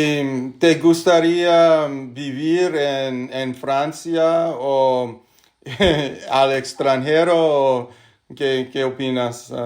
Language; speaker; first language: Spanish; non-native, learner; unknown